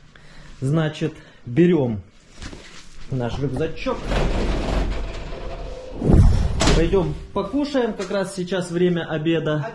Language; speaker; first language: Russian; native; Russian